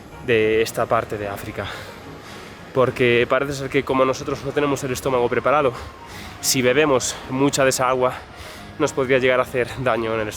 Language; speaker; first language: Spanish; native; Spanish